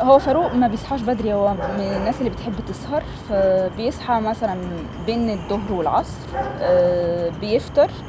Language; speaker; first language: Arabic; native; Arabic